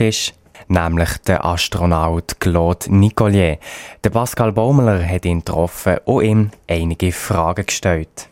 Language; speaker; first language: German; native; German